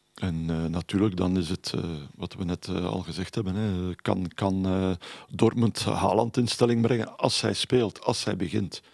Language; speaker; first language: Dutch; native; Dutch